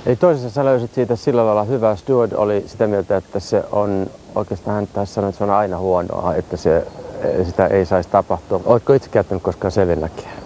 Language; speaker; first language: Finnish; native; Finnish